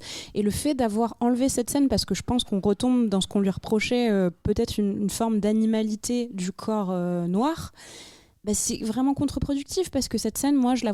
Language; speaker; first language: French; native; French